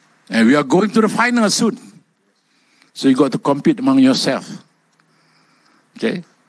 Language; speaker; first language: English; non-native, local second language; Malay